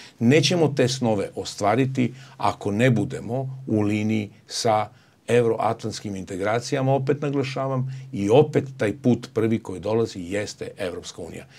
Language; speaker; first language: Serbian; native; Serbian